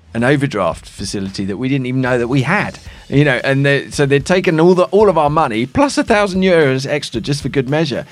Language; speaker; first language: English; native; English